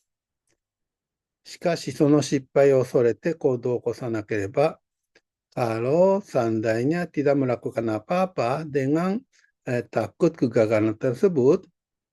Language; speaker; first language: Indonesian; non-native, fluent; Japanese